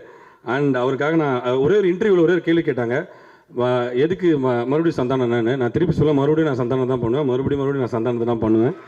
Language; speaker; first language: Tamil; native; Tamil